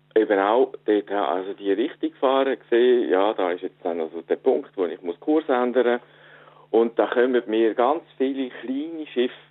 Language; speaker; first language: German; native; German